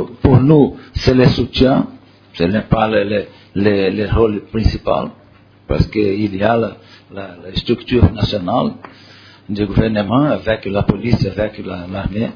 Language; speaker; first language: French; non-native, learner; Portuguese